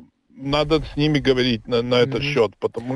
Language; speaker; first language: Russian; non-native, local second language; Latvian